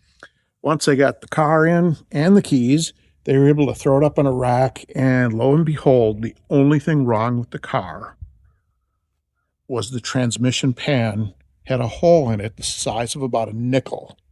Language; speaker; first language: English; native; English